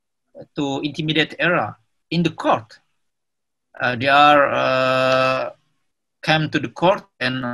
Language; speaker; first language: English; non-native, learner; Indonesian